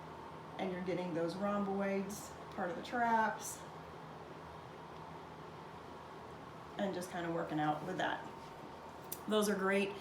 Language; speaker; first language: English; native; English